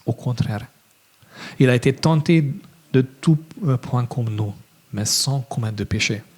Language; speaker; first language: French; non-native, fluent; English